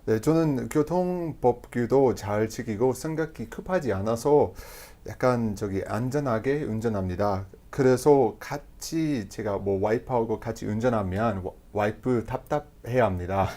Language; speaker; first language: Korean; non-native, fluent; English